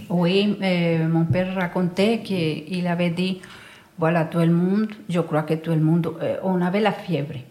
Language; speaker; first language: French; non-native, fluent; Spanish